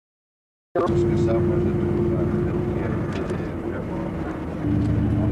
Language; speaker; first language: French; native; French